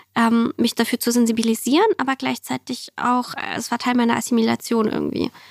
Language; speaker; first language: German; early bilingual, other home language; Russian